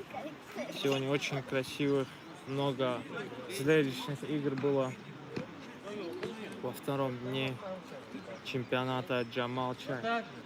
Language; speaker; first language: Russian; non-native, local second language; Lezghian